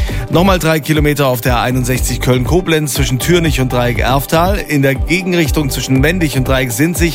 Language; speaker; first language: German; native; German